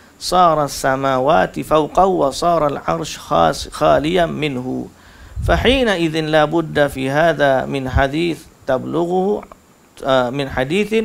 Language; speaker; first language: Arabic; non-native, fluent; Malay